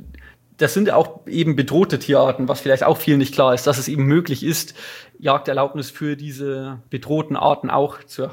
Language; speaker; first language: German; native; German